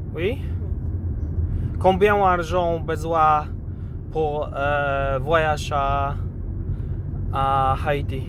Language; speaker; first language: French; non-native, learner; Polish